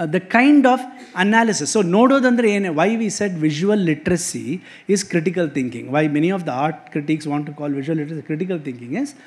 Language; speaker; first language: English; non-native, local second language; Kannada